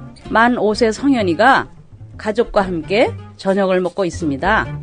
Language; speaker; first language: Korean; native; Korean